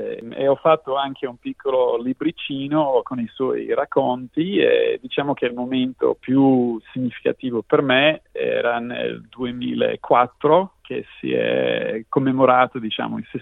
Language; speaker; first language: Italian; non-native, fluent; English